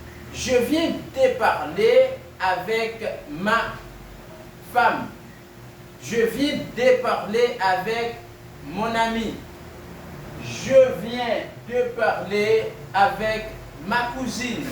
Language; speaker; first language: French; non-native, fluent; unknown